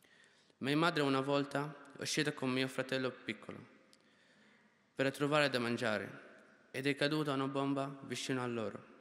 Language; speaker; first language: Italian; non-native, fluent; Arabic